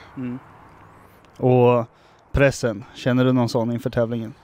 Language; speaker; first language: Swedish; native; Swedish